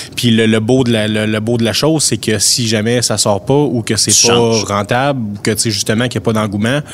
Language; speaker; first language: French; native; French